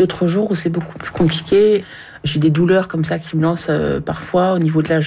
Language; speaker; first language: French; native; French